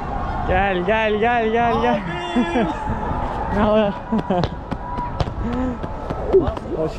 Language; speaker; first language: Turkish; native; Turkish